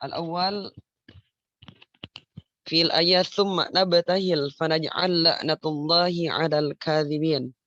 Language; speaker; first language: Arabic; non-native, learner; Indonesian